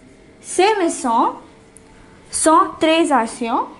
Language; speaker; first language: French; non-native, fluent; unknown